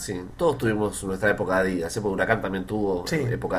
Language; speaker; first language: Spanish; native; Spanish